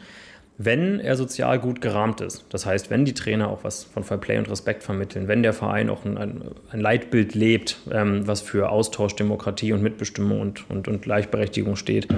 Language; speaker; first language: German; native; German